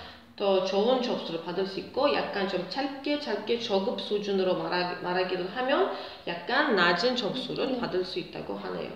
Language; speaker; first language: Korean; non-native, fluent; Uzbek